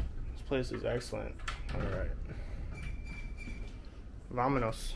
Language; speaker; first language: English; native; English